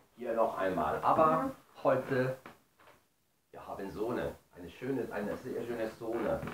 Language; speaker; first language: German; non-native, fluent; Spanish